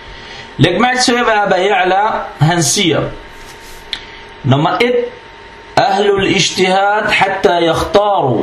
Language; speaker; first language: Danish; non-native, fluent; Arabic